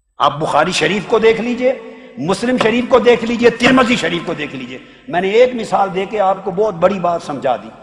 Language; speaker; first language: Urdu; non-native, local second language; Punjabi